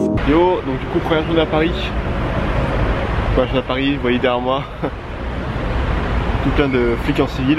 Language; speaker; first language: French; native; French